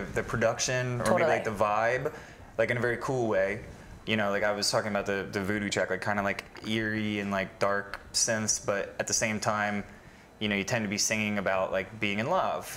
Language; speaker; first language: English; native; English